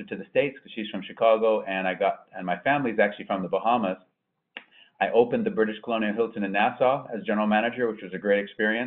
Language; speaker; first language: English; native; English